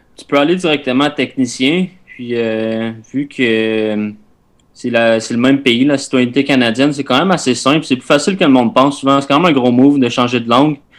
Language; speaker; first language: French; native; French